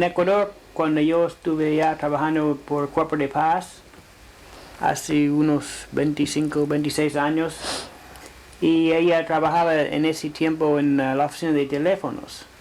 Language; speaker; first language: Spanish; non-native, fluent; English